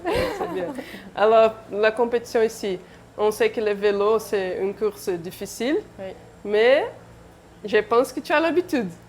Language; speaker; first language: French; non-native, learner; Portuguese